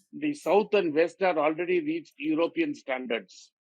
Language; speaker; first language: English; non-native, local second language; Tamil